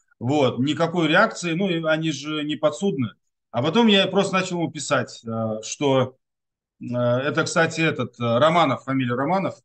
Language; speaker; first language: Russian; non-native, local second language; Tatar